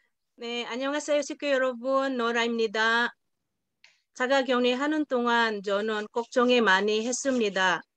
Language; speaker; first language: Korean; non-native, learner; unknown